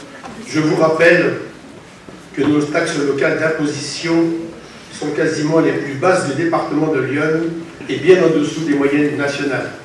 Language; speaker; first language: French; native; French